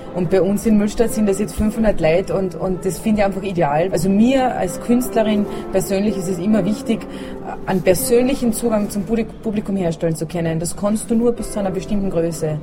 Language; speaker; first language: German; native; German